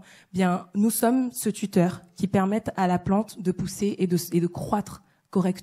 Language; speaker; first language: French; native; French